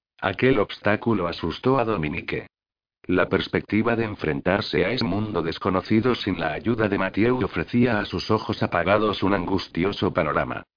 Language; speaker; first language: Spanish; native; Spanish